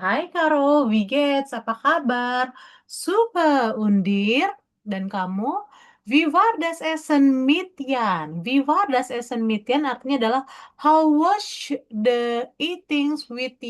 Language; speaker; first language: German; non-native, fluent; Indonesian